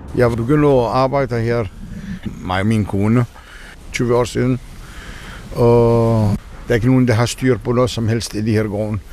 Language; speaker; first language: Danish; non-native, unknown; Arabic